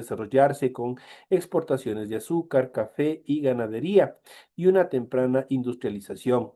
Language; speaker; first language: Spanish; native; Spanish